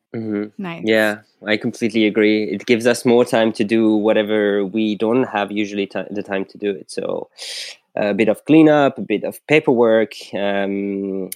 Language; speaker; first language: English; non-native, fluent; French